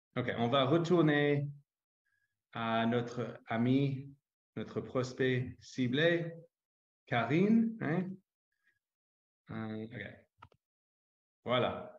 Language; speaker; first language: French; non-native, fluent; English